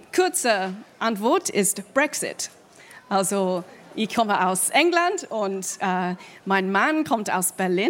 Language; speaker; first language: German; non-native, fluent; English